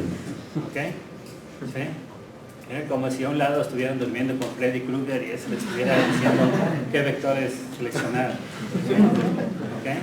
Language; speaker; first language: Spanish; native; Spanish